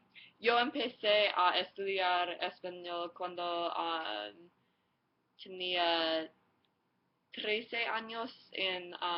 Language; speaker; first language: Spanish; non-native, learner; English